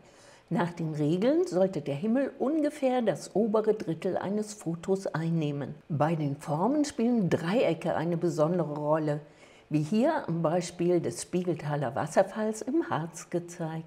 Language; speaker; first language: German; native; German